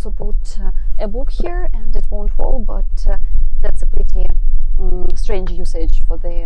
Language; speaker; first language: English; non-native, fluent; Russian